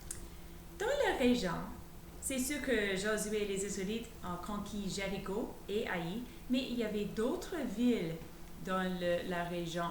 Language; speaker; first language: French; native; French